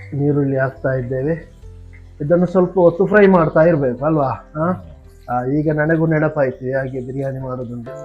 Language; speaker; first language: Kannada; non-native, local second language; Malayalam